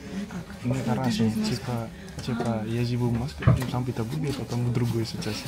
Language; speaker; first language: Russian; non-native, learner; Indonesian